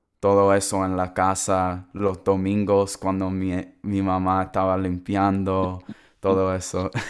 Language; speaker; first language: Spanish; early bilingual, heritage; English